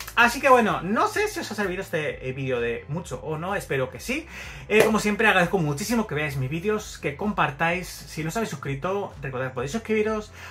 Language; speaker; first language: Spanish; native; Spanish